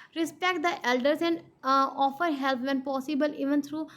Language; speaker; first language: English; non-native, local second language; Urdu